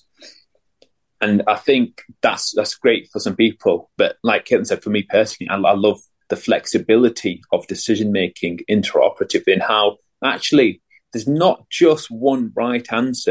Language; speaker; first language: English; native; English